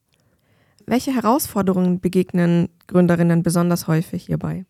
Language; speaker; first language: German; native; German